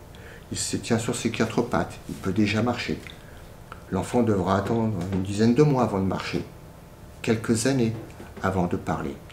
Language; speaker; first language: French; native; French